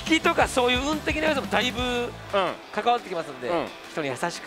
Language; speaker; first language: Japanese; native; Japanese